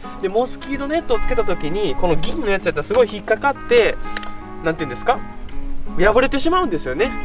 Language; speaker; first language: Japanese; native; Japanese